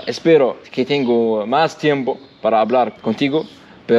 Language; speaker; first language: Spanish; non-native, learner; Arabic